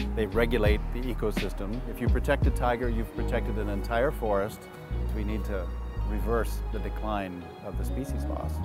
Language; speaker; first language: English; native; English